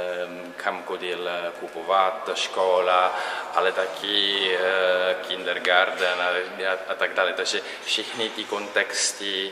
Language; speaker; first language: Czech; non-native, learner; Italian